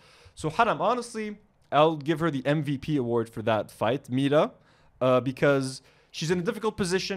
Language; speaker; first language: English; non-native, local second language; Arabic